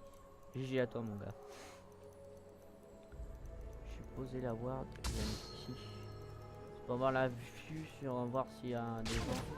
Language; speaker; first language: French; native; French